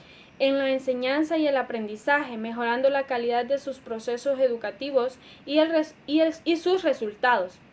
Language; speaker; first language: Spanish; native; Spanish